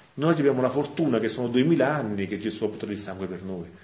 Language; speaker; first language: Italian; native; Italian